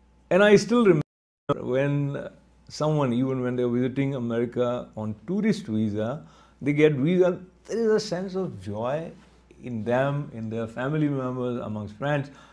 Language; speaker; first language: English; non-native, local second language; Hindi